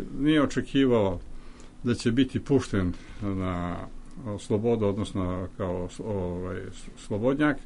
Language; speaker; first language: Serbian; native; Serbian